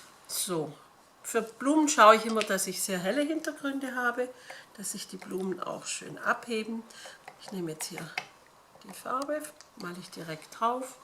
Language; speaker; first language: German; native; German